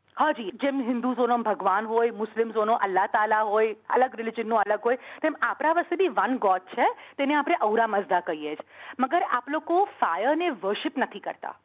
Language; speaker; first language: Gujarati; early bilingual, heritage; Gujarati